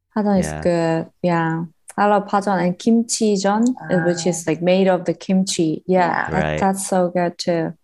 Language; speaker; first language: English; non-native, learner; Korean